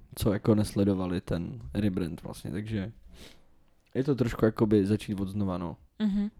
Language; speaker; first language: Czech; native; Czech